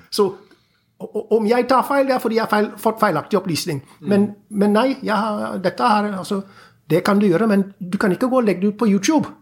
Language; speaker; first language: Norwegian; non-native, fluent; English